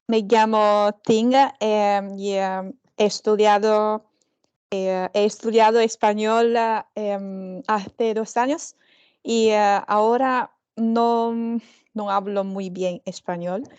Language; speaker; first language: Spanish; non-native, learner; Chinese